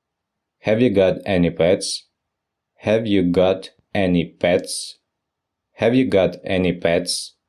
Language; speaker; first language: English; non-native, fluent; Russian